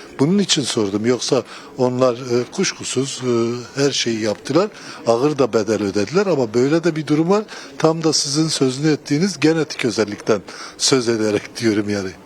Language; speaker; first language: Turkish; non-native, local second language; Kurdish